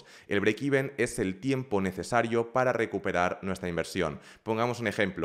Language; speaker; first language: Spanish; native; Spanish